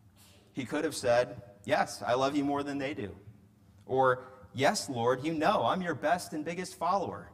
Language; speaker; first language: English; native; English